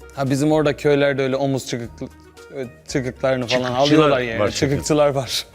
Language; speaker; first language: Turkish; native; Turkish